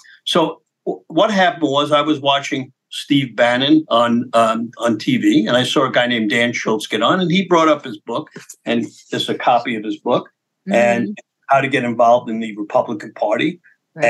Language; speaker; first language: English; native; English